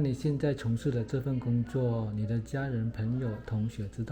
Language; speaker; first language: Chinese; native; Chinese